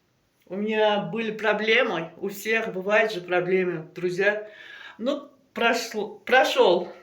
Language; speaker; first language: Russian; non-native, local second language; Uzbek